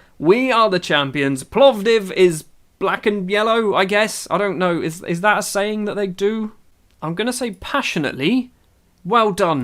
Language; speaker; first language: English; native; English